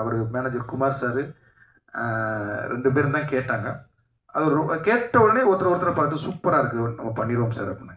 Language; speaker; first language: Tamil; native; Tamil